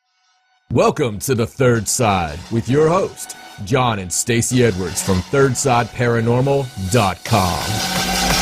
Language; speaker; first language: English; native; English